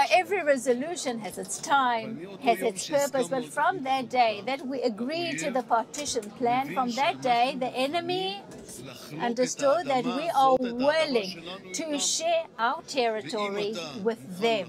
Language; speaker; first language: English; non-native, fluent; Hebrew